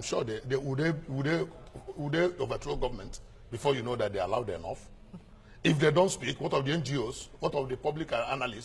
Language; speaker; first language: English; non-native, local second language; Igbo